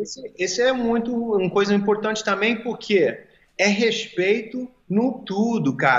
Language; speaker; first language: Portuguese; early bilingual, heritage; Portuguese